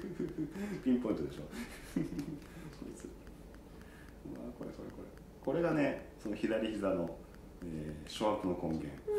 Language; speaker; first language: Japanese; native; Japanese